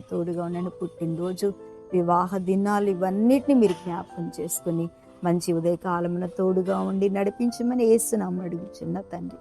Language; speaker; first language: Telugu; native; Telugu